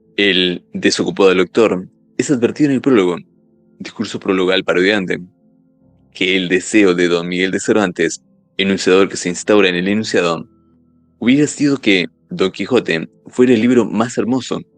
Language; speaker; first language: Spanish; native; Spanish